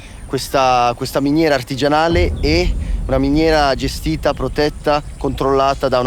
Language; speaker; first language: Italian; native; Italian